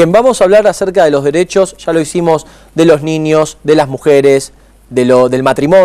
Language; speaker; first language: Spanish; native; Spanish